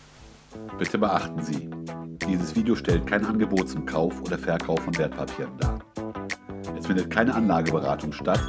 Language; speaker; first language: German; native; German